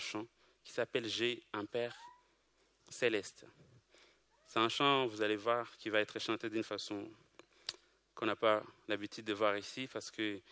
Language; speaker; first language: French; non-native, local second language; Kinyarwanda